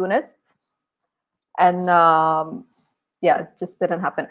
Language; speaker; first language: English; non-native, fluent; Arabic